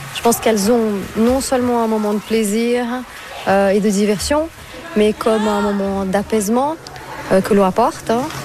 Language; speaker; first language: French; non-native, fluent; Portuguese